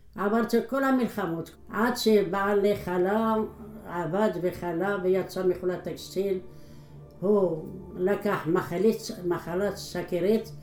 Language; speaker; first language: Hebrew; non-native, fluent; Arabic